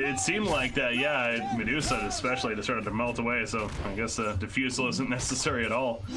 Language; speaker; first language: English; native; English